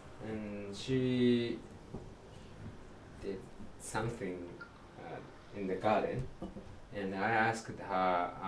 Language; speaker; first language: English; non-native, learner; Japanese